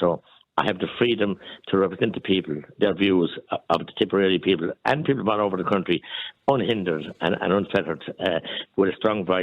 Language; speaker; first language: English; native; English